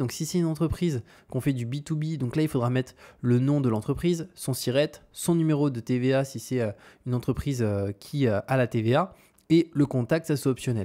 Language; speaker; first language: French; native; French